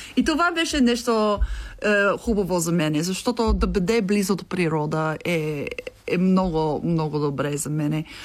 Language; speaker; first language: Bulgarian; non-native, learner; English